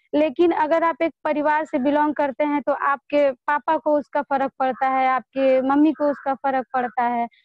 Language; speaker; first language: Hindi; native; Hindi